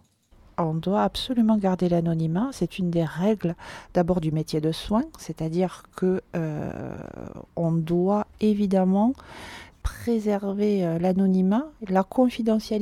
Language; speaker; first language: French; native; French